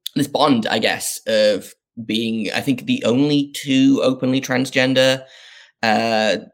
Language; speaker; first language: English; native; English